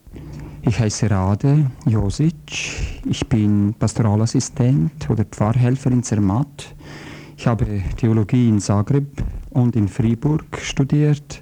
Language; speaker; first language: German; non-native, fluent; Croatian